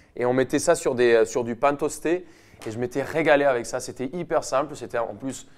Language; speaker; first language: French; non-native, fluent; Spanish